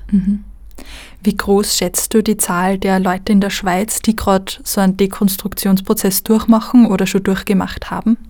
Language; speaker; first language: German; native; German